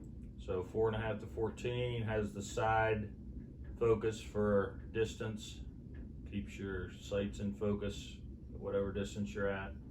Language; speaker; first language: English; native; English